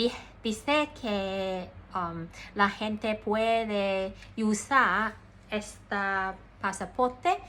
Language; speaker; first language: Spanish; non-native, learner; Cantonese